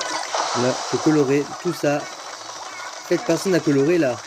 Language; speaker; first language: French; native; French